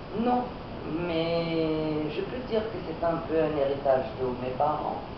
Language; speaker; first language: French; non-native, local second language; Romanian